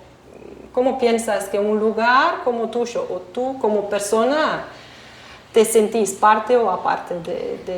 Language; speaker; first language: Spanish; non-native, fluent; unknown